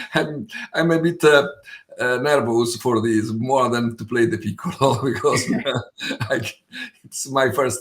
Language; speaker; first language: English; non-native, fluent; Italian